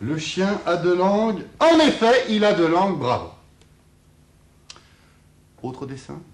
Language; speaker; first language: French; native; French